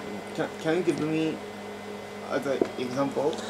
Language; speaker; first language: English; non-native, learner; Japanese